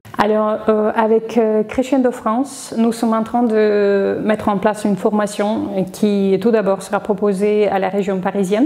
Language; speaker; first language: French; non-native, fluent; Russian